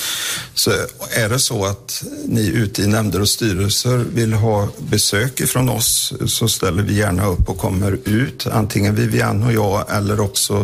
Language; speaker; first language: Swedish; native; Swedish